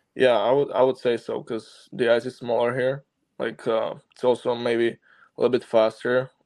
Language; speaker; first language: English; non-native, fluent; Slovak